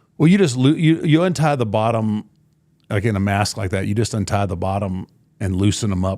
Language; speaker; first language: English; native; English